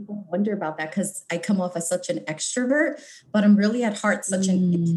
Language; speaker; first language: English; native; English